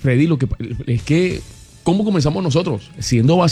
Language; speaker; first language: Spanish; native; Spanish